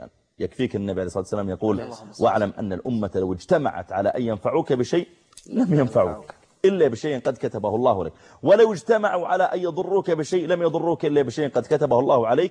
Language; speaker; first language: Arabic; native; Arabic